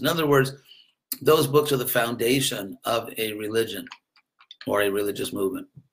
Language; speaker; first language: English; native; English